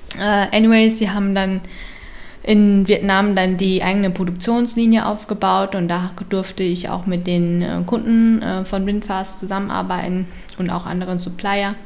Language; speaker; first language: German; early bilingual, other home language; Vietnamese